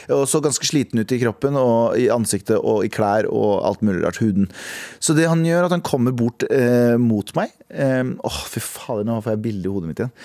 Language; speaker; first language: Norwegian; early bilingual, other home language; Kurdish